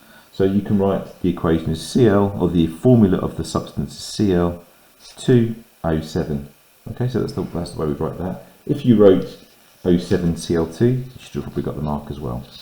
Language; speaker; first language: English; native; English